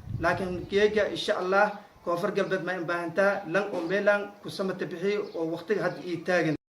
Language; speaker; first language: Somali; native; Somali